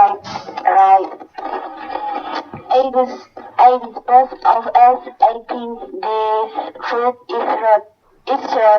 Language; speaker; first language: English; non-native, learner; Indonesian